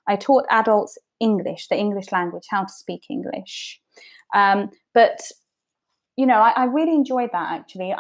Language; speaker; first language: English; early bilingual, other home language; Bosnian